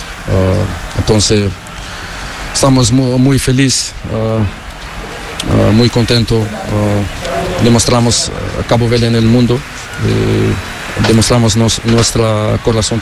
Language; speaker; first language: Spanish; non-native, learner; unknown